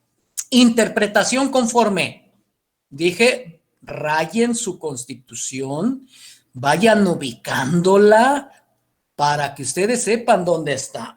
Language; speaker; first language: Spanish; native; Spanish